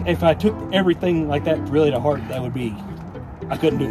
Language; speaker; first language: English; native; English